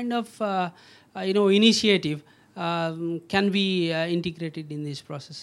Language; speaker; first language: English; non-native, local second language; Nepali